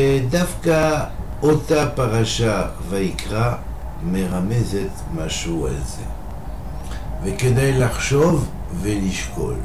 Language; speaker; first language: Hebrew; non-native, fluent; French